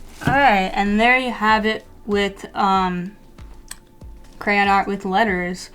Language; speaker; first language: English; native; English